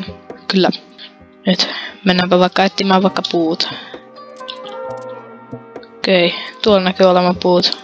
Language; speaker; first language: Finnish; native; Finnish